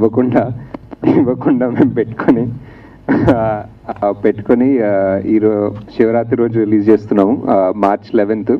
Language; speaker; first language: Telugu; native; Telugu